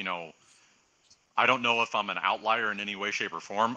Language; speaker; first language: English; native; English